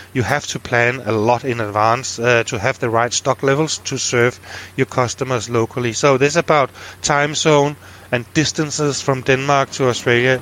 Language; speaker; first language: English; non-native, fluent; Danish